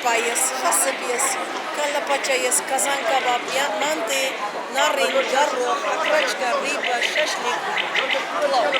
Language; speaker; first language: Russian; non-native, local second language; Uzbek